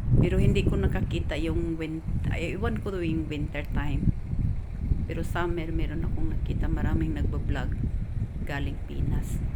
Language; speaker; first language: Filipino; non-native, local second language; Cebuano